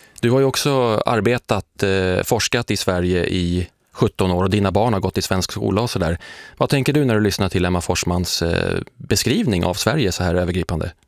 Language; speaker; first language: Swedish; native; Swedish